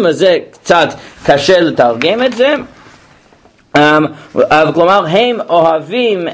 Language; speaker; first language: Hebrew; non-native, fluent; English